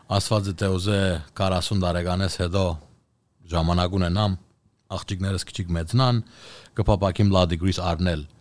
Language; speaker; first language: Armenian; early bilingual, heritage; Armenian